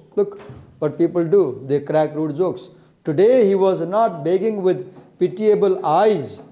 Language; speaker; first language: English; non-native, local second language; Nepali